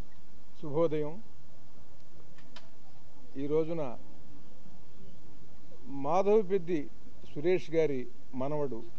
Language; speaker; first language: Telugu; native; Telugu